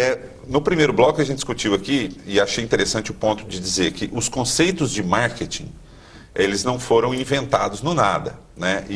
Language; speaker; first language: Portuguese; native; Portuguese